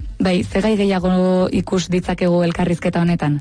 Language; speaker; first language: Basque; native; Basque